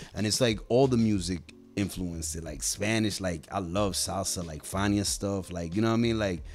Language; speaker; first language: English; native; English